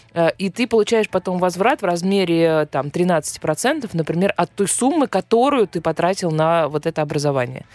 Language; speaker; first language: Russian; native; Russian